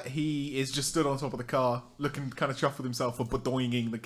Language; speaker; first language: English; native; English